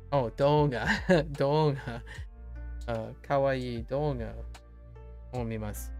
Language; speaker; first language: Japanese; non-native, learner; English